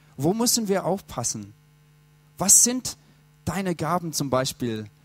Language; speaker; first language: German; non-native, fluent; English